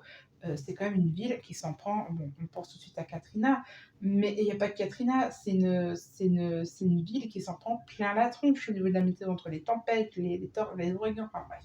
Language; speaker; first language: French; native; French